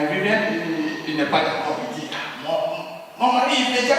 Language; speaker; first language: French; non-native, learner; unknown